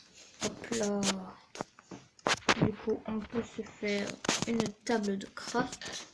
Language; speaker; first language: French; native; French